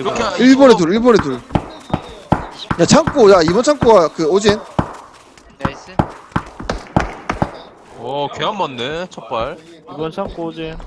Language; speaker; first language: Korean; native; Korean